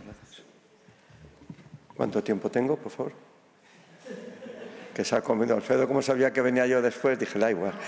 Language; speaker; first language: Spanish; native; Spanish